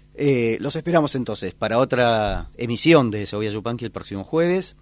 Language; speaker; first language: Spanish; native; Spanish